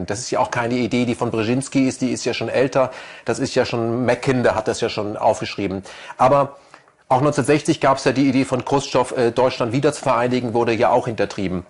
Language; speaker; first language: German; native; German